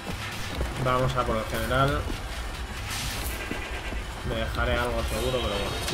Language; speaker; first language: Spanish; native; Spanish